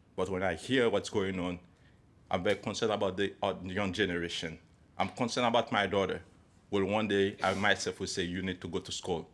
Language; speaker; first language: English; non-native, fluent; Haitian Creole